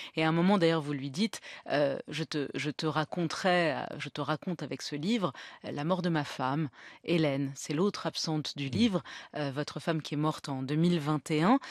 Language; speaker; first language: French; native; French